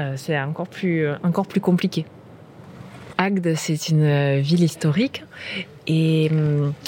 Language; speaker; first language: French; native; French